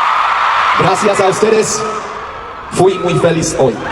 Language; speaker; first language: Spanish; non-native, learner; Korean